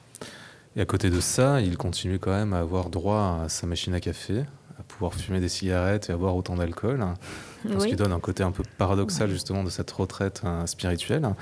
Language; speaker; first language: French; native; French